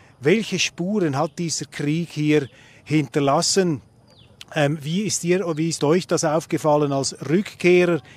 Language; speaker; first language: German; native; German